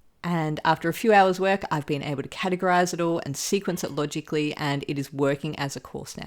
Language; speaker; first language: English; native; English